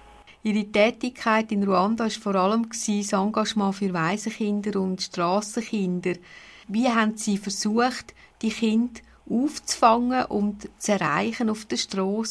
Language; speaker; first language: German; native; German